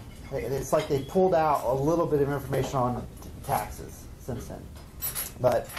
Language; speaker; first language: English; native; English